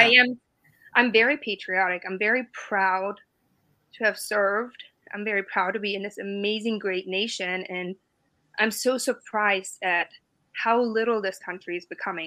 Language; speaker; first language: English; non-native, fluent; German